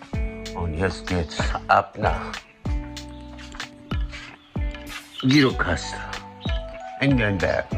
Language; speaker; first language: German; non-native, fluent; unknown